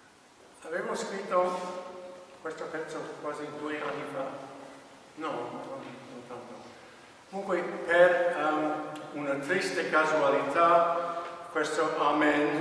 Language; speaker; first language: Italian; non-native, fluent; English